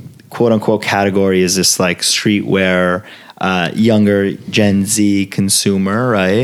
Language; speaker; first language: English; early bilingual, other home language; Italian